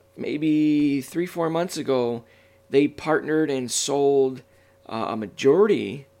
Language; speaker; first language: English; native; English